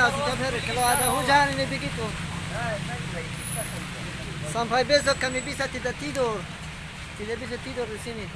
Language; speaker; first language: Indonesian; non-native, learner; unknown